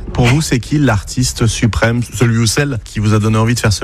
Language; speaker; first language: French; native; French